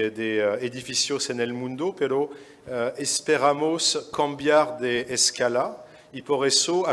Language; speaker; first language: Spanish; non-native, fluent; French